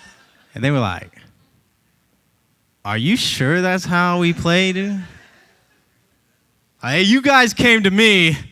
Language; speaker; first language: English; native; English